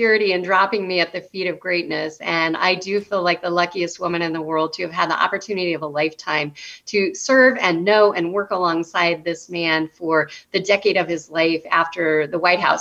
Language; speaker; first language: English; native; English